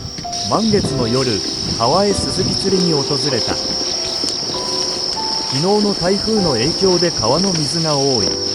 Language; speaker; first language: Japanese; native; Japanese